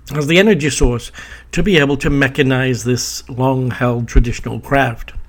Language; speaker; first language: English; native; English